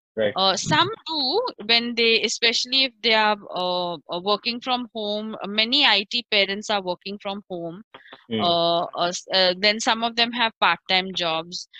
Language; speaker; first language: English; non-native, local second language; Marathi